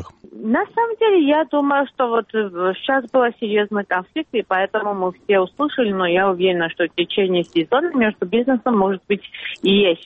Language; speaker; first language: Russian; non-native, fluent; Georgian